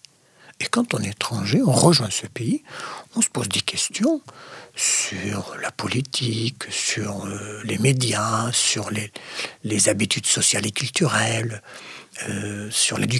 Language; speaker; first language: French; non-native, fluent; Arabic